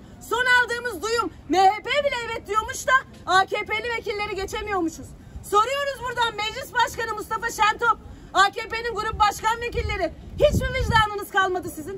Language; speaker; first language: Turkish; native; Turkish